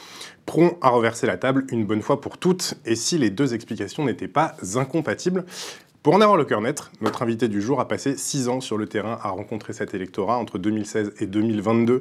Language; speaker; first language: French; native; French